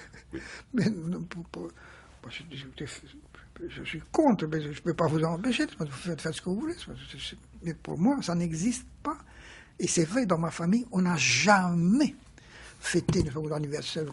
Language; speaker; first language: French; non-native, fluent; Romanian